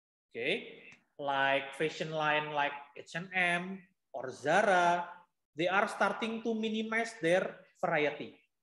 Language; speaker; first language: English; non-native, fluent; Indonesian